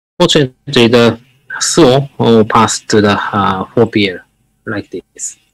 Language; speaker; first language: English; non-native, learner; Japanese